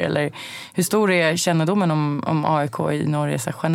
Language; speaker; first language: Swedish; native; Swedish